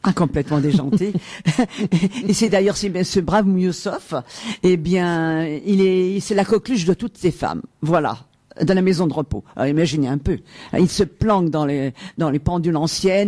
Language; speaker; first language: French; native; French